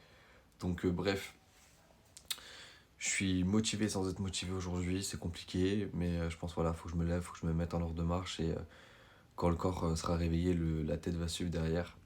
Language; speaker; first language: French; native; French